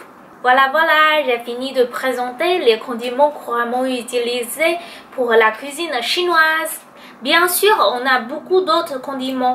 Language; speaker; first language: French; non-native, fluent; Chinese